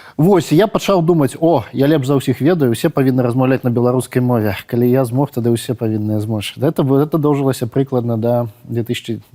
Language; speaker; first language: Belarusian; non-native, local second language; Russian